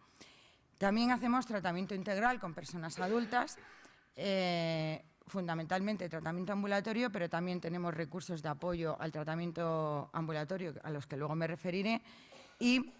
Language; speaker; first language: Spanish; native; Spanish